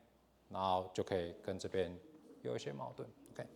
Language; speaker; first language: Chinese; native; Chinese